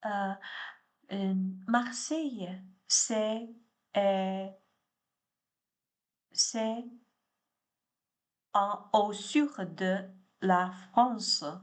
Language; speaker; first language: French; non-native, learner; Chinese